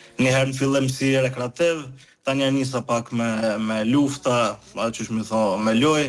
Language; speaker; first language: Albanian; early bilingual, heritage; Albanian